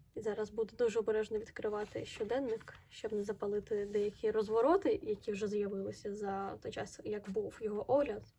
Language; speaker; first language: Ukrainian; non-native, local second language; Russian